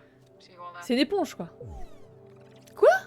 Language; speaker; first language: French; native; French